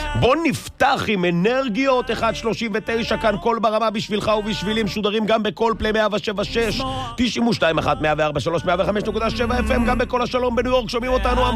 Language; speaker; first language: Hebrew; native; Hebrew